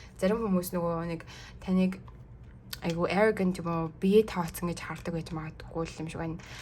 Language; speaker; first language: Mongolian; early bilingual, heritage; Mongolian